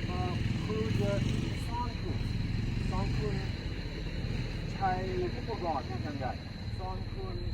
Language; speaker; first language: Thai; non-native, learner; English